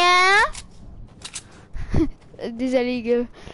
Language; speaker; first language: French; native; French